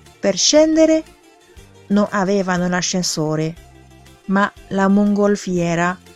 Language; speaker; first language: Italian; non-native, fluent; Chinese